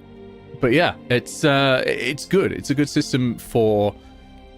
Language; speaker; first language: English; native; English